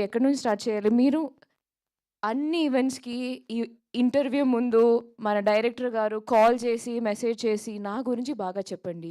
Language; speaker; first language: Telugu; non-native, local second language; Malayalam